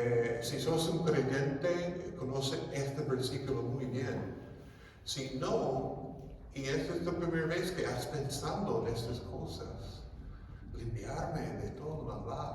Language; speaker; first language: Spanish; non-native, fluent; English